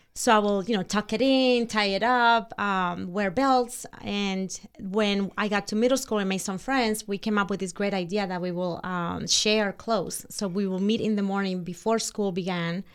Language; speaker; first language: English; non-native, fluent; Spanish